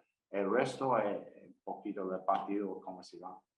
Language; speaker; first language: Spanish; non-native, learner; English